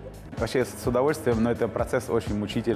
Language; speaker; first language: Russian; native; Russian